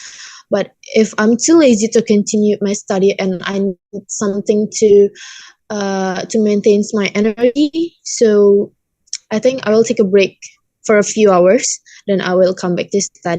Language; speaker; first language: English; non-native, learner; Indonesian